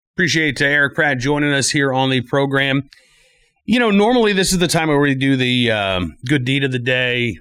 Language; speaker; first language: English; native; English